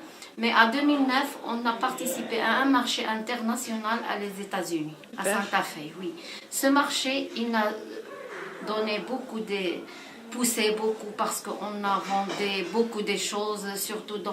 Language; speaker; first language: French; non-native, local second language; Arabic